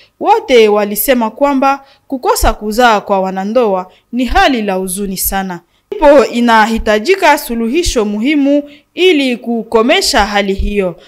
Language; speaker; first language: Swahili; non-native, local second language; Nande